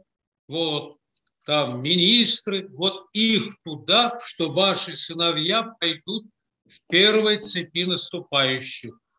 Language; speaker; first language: Russian; native; Russian